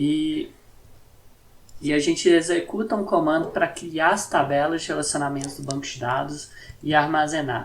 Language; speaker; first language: Portuguese; native; Portuguese